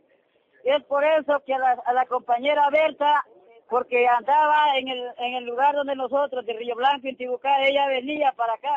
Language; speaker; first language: Spanish; native; Spanish